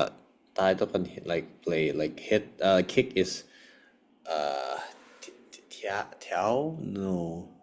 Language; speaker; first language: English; non-native, fluent; Indonesian